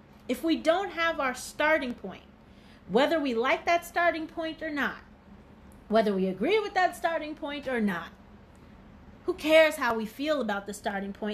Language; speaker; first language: English; native; English